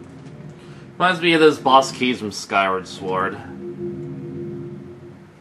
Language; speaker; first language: English; native; English